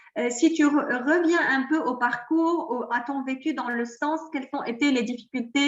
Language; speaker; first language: French; non-native, local second language; Arabic